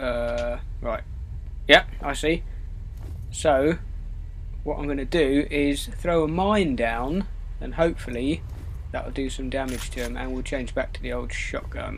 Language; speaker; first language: English; native; English